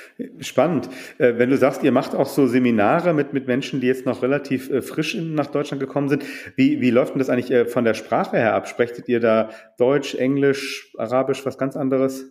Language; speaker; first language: German; native; German